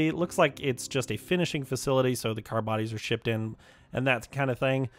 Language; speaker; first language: English; native; English